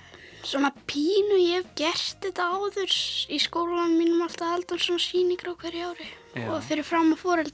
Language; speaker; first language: Icelandic; native; Icelandic